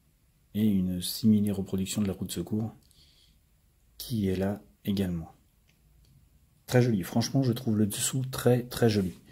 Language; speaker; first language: French; native; French